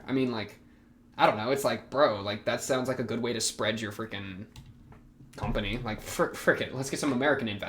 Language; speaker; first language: English; native; English